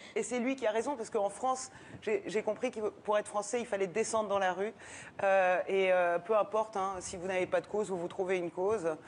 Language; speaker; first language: French; early bilingual, other home language; Persian